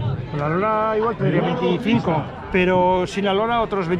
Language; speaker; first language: Spanish; native; Spanish